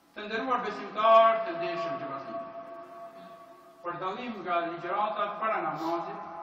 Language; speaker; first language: Albanian; native; Albanian